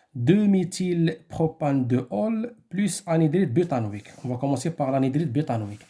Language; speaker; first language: French; non-native, local second language; Arabic